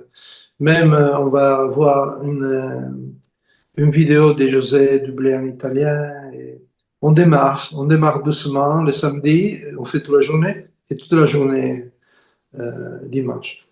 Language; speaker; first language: French; non-native, fluent; Italian